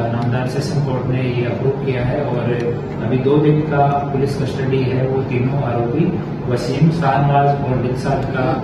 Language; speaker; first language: Hindi; non-native, local second language; Gujarati